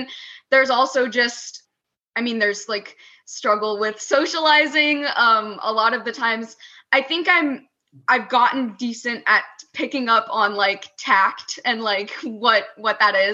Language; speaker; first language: English; native; English